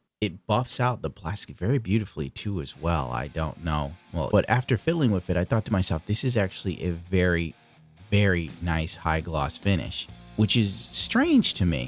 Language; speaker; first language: English; native; English